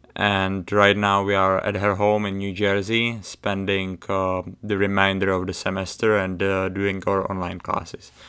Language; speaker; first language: English; non-native, fluent; Czech